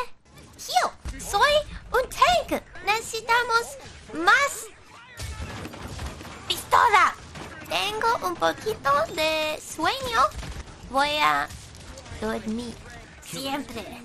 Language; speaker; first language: Spanish; non-native, learner; English